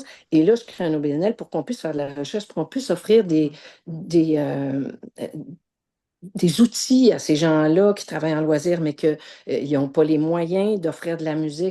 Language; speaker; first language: French; native; French